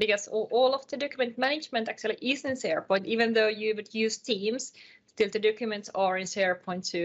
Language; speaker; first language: English; non-native, fluent; Finnish